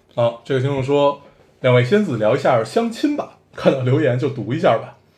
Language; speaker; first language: Chinese; native; Chinese